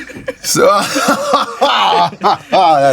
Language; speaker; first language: English; native; English